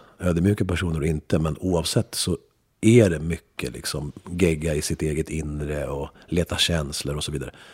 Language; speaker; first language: Swedish; early bilingual, other home language; Spanish